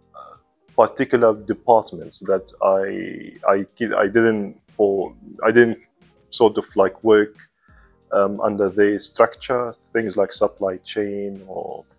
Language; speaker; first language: English; non-native, fluent; Arabic